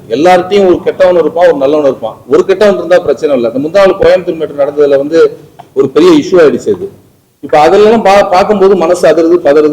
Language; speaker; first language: Tamil; native; Tamil